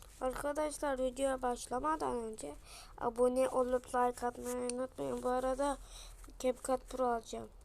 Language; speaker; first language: Turkish; native; Turkish